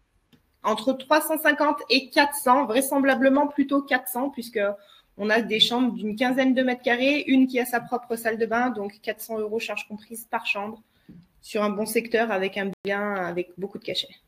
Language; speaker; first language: French; native; French